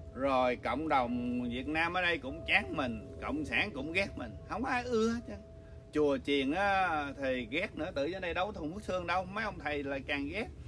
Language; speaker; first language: Vietnamese; early bilingual, other home language; English